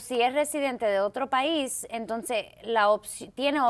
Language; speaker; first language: Spanish; early bilingual, heritage; Spanish